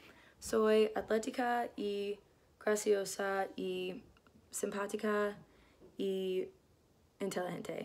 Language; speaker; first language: Spanish; non-native, learner; English